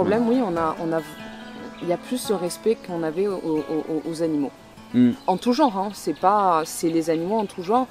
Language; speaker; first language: French; native; French